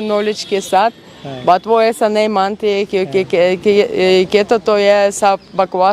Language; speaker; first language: Hindi; non-native, learner; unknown